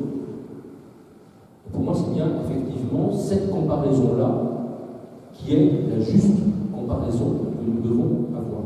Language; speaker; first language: French; native; French